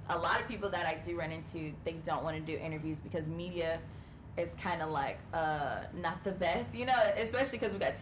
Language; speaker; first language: English; native; English